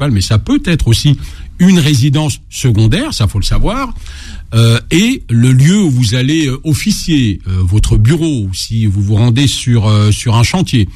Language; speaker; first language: French; native; French